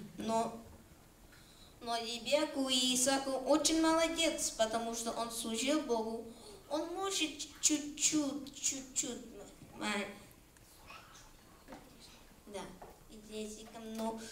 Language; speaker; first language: Russian; early bilingual, heritage; Russian